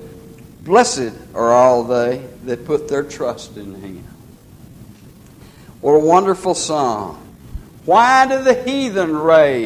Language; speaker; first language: English; native; English